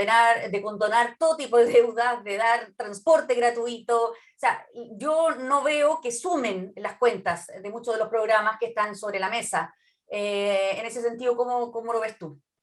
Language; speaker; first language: Spanish; native; Spanish